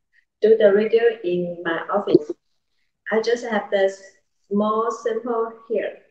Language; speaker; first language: English; non-native, learner; Chinese